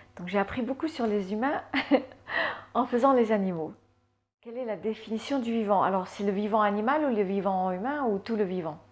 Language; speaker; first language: French; early bilingual, other home language; English